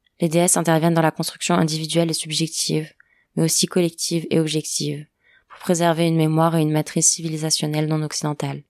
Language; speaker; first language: French; non-native, fluent; Portuguese